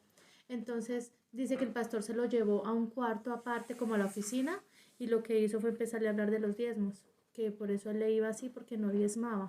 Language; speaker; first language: Spanish; native; Spanish